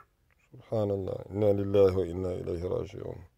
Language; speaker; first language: Arabic; non-native, fluent; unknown